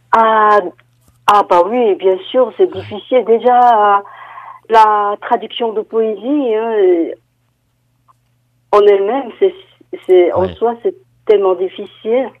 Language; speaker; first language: French; non-native, fluent; Korean